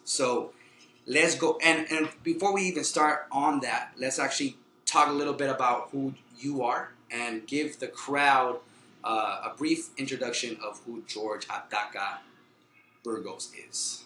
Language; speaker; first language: English; early bilingual, other home language; Spanish